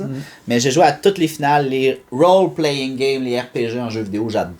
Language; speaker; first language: French; native; French